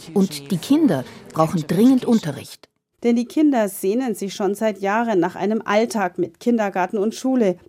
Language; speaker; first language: German; non-native, fluent; Ukrainian